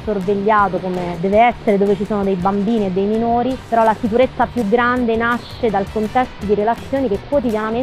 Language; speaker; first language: Italian; native; Italian